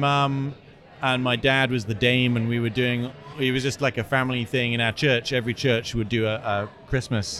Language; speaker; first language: English; native; English